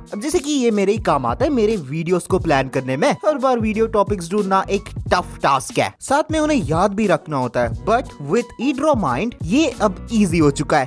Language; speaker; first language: Hindi; non-native, local second language; Kannada